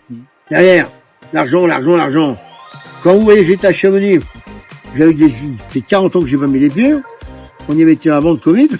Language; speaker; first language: French; native; French